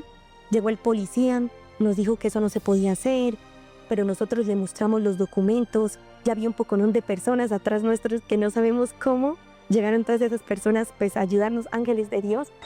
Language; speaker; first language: Spanish; native; Spanish